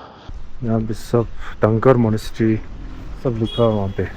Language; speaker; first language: Hindi; non-native, local second language; Tibetan